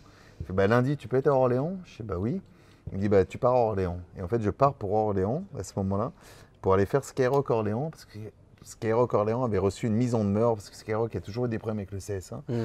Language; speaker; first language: French; native; French